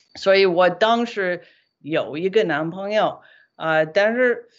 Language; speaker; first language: Chinese; non-native, fluent; English